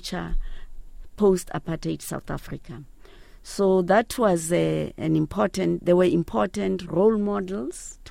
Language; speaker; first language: English; non-native, local second language; Xhosa